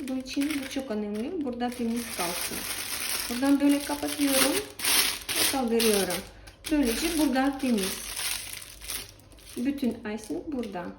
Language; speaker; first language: Turkish; non-native, learner; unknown